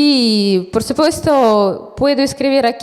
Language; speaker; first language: Spanish; non-native, fluent; Russian